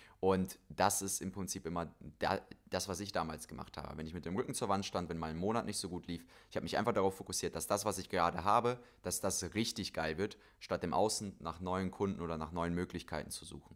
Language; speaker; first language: German; native; German